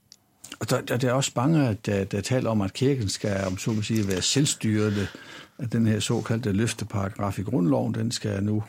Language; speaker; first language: Danish; native; Danish